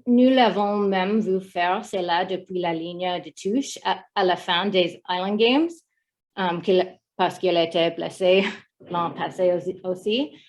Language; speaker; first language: French; non-native, learner; English